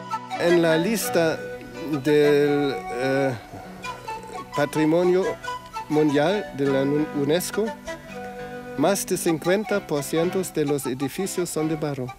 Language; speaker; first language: Spanish; non-native, fluent; German